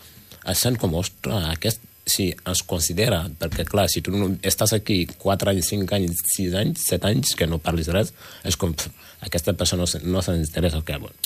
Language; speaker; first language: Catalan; non-native, learner; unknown